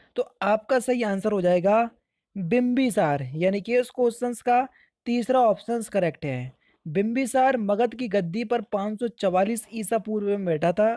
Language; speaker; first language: Hindi; native; Hindi